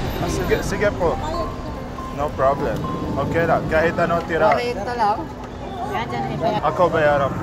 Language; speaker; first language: Filipino; non-native, learner; Arabic